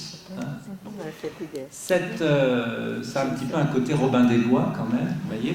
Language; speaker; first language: French; native; French